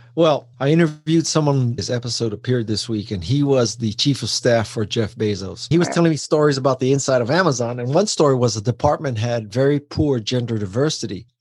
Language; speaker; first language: English; native; English